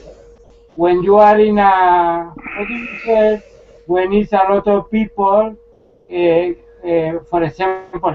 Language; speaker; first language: English; non-native, learner; Spanish